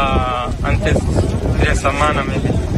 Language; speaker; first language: Spanish; non-native, learner; Arabic